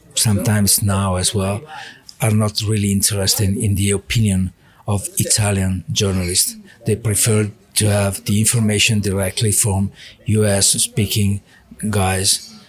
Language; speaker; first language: English; non-native, learner; Italian